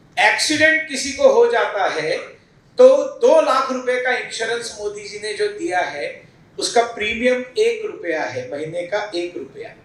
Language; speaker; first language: Hindi; non-native, local second language; Marathi